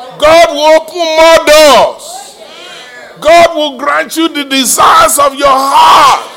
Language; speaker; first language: English; non-native, local second language; Yoruba